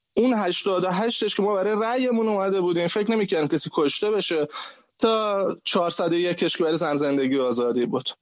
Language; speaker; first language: Persian; native; Persian